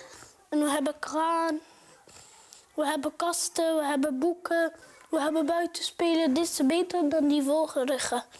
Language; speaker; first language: Dutch; non-native, learner; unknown